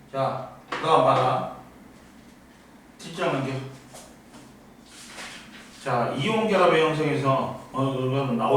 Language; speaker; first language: Korean; native; Korean